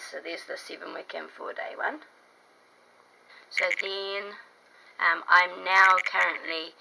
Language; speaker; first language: English; native; English